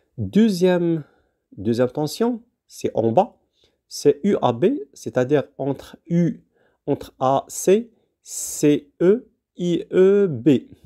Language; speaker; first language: French; non-native, local second language; Arabic